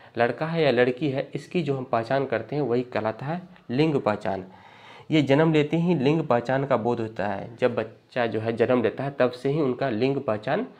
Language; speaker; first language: Hindi; native; Hindi